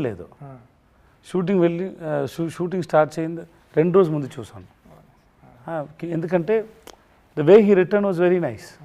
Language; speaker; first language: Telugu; non-native, learner; Tamil